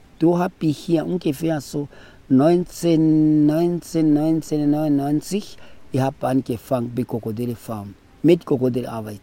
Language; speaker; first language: German; non-native, local second language; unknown